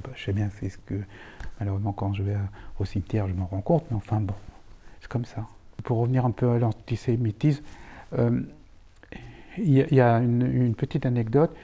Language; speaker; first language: French; native; French